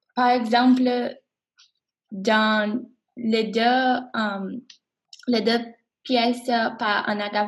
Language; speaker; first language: French; non-native, learner; English